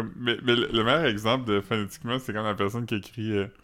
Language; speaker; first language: French; native; French